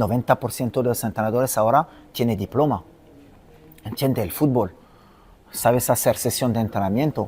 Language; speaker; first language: Spanish; non-native, fluent; French